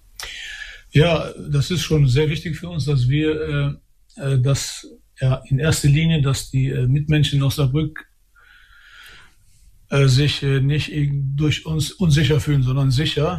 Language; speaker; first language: German; early bilingual, other home language; Albanian